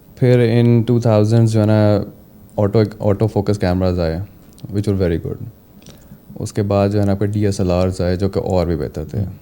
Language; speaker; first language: Urdu; native; Urdu